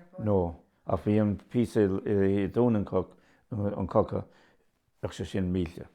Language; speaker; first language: Irish; native; Irish